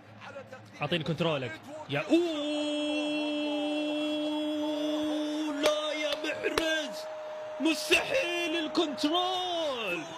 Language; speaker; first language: Arabic; native; Arabic